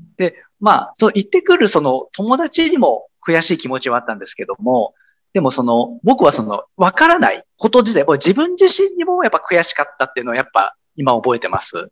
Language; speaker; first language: Japanese; early bilingual, other home language; Khmer